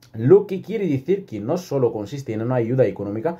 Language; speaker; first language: Spanish; non-native, fluent; Arabic